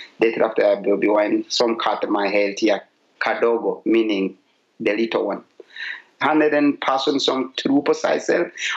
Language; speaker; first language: Norwegian; non-native, learner; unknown